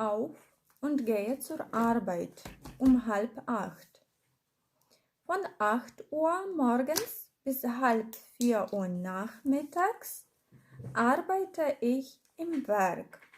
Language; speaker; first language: German; non-native, fluent; Ukrainian